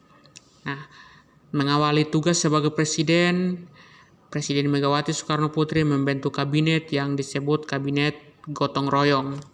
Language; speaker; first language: Indonesian; native; Indonesian